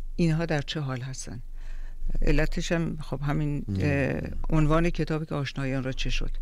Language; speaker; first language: Persian; native; Persian